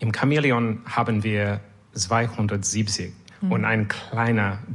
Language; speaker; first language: German; non-native, learner; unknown